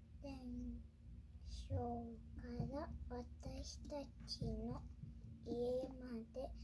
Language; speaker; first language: Japanese; early bilingual, other home language; Portuguese